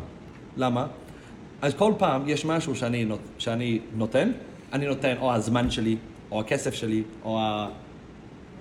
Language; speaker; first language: Hebrew; non-native, fluent; English